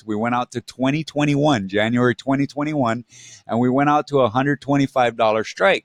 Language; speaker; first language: English; native; English